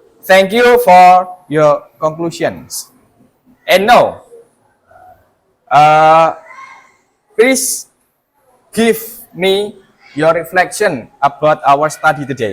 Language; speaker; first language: English; non-native, fluent; Indonesian